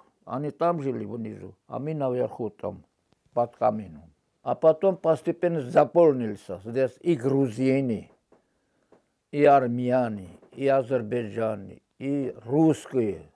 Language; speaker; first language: Russian; non-native, local second language; Armenian